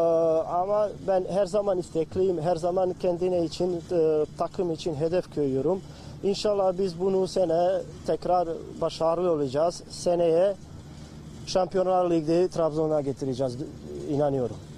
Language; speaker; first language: Turkish; non-native, learner; Bosnian